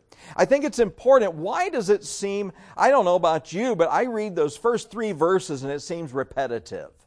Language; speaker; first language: English; native; English